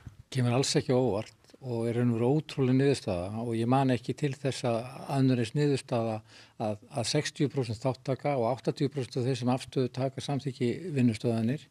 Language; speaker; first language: Icelandic; native; Icelandic